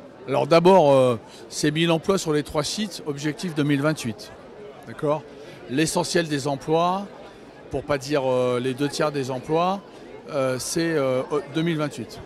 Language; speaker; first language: French; native; French